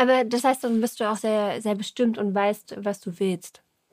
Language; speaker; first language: German; native; German